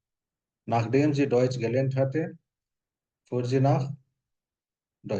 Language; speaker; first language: German; non-native, fluent; Hindi